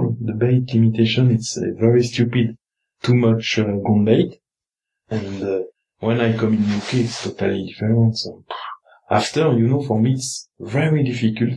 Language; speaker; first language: English; non-native, learner; French